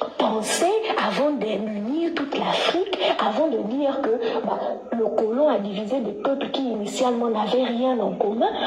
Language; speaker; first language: French; native; French